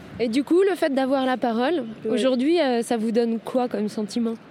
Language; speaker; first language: French; native; French